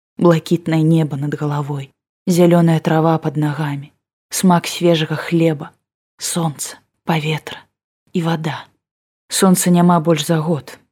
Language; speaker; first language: Belarusian; native; Belarusian